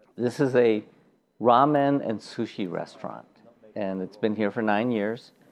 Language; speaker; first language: English; early bilingual, other home language; Japanese